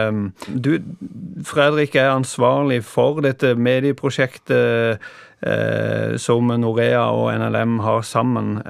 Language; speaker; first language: Norwegian; native; Norwegian